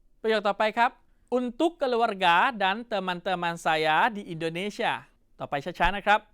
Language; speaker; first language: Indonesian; non-native, fluent; Thai